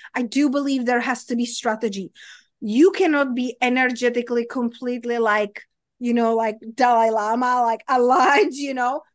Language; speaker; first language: English; non-native, fluent; Czech